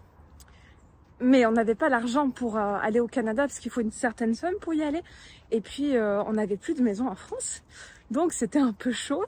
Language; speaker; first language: French; native; French